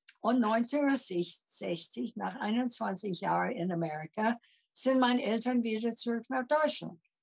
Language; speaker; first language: German; early bilingual, heritage; English